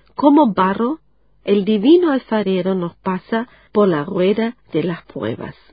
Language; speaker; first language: Spanish; non-native, fluent; German